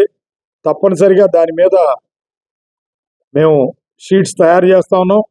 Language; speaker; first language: Telugu; native; Telugu